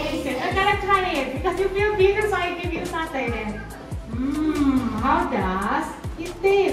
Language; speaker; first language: English; non-native, fluent; Indonesian